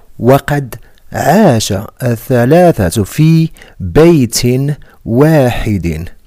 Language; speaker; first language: Arabic; non-native, fluent; Indonesian